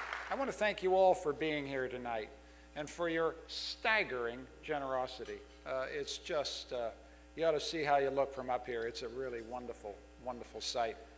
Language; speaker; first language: English; native; English